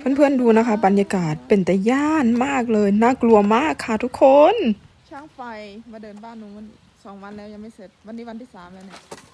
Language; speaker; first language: Thai; native; Thai